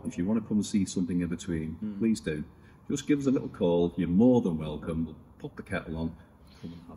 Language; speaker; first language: English; native; English